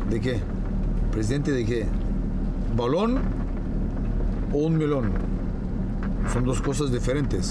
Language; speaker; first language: Spanish; non-native, fluent; Bulgarian